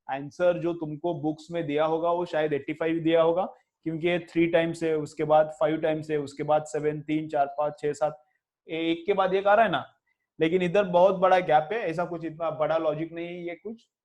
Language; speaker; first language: Hindi; non-native, local second language; Marathi